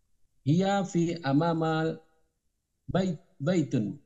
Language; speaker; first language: Arabic; non-native, learner; Indonesian